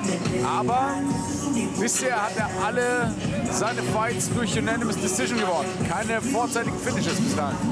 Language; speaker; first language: German; native; German